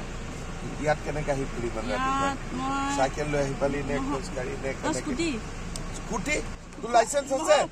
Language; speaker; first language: Assamese; native; Assamese